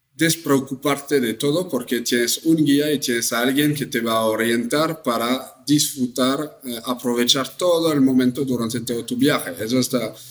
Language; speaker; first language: Spanish; non-native, fluent; French